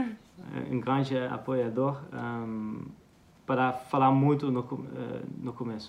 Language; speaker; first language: Portuguese; non-native, fluent; Dutch